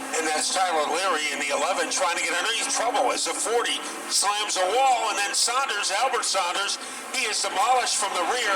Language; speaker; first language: English; native; English